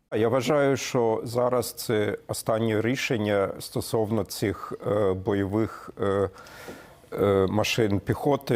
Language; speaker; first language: Ukrainian; non-native, fluent; German